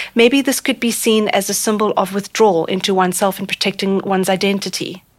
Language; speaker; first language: English; native; English